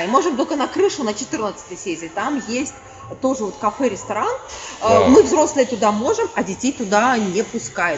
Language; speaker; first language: Russian; native; Russian